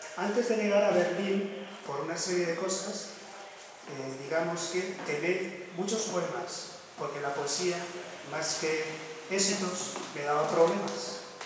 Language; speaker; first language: Spanish; non-native, local second language; Basque